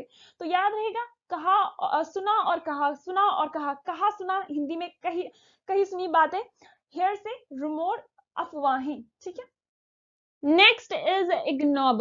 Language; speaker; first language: Hindi; native; Hindi